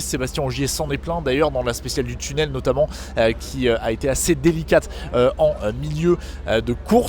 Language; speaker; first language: French; native; French